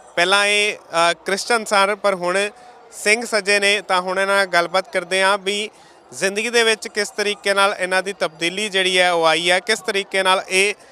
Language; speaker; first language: Punjabi; native; Punjabi